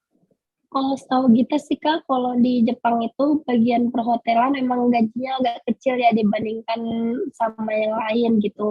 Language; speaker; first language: Indonesian; native; Indonesian